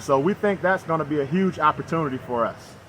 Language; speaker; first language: English; native; English